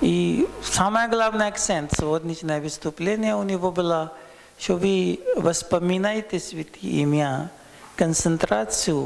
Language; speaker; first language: Russian; non-native, learner; Hindi